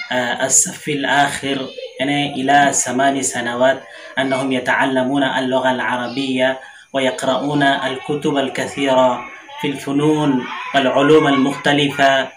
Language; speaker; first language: Arabic; non-native, fluent; Urdu